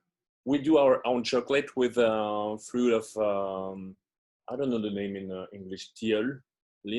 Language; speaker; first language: English; non-native, fluent; French